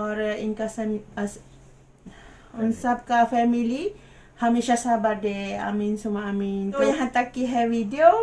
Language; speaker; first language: Hindi; non-native, learner; Malay